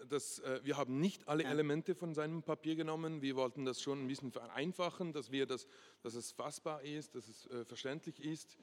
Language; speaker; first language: German; non-native, local second language; French